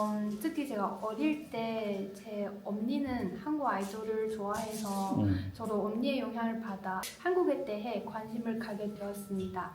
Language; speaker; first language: Korean; non-native, learner; Chinese